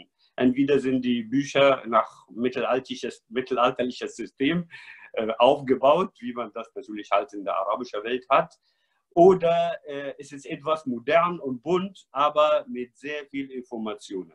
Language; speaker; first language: German; non-native, fluent; Arabic